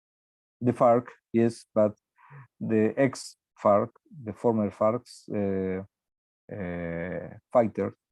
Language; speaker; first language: English; non-native, learner; Spanish